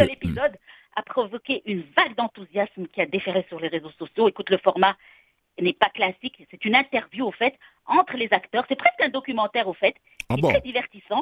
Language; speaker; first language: French; native; French